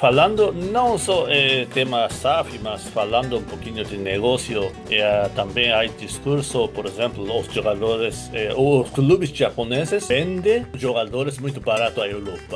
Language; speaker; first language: Portuguese; non-native, learner; Japanese